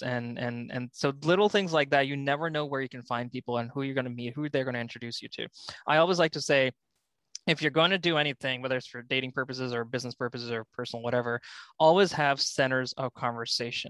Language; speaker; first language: English; native; English